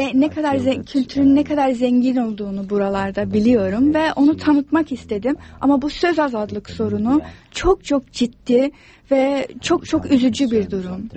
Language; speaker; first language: Turkish; non-native, fluent; English